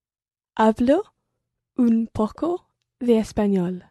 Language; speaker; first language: Spanish; non-native, learner; English